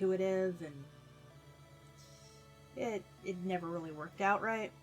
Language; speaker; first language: English; native; English